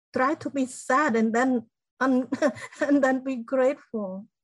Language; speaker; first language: English; non-native, fluent; Khmer